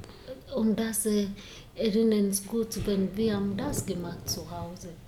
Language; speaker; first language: German; non-native, learner; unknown